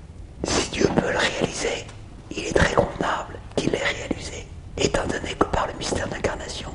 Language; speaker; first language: French; native; French